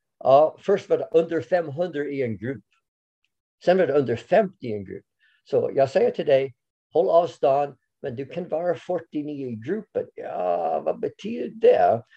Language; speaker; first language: Swedish; non-native, fluent; English